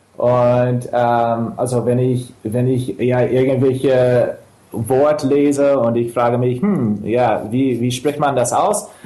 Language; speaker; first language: German; non-native, fluent; English